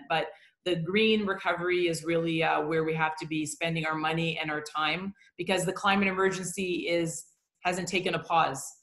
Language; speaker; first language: English; native; English